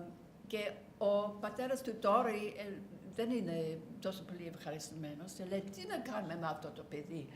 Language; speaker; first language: Greek; non-native, learner; English